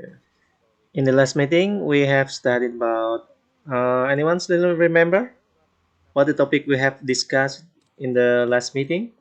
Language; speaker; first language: English; non-native, local second language; Indonesian